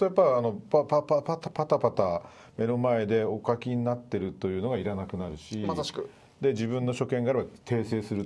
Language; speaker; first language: Japanese; native; Japanese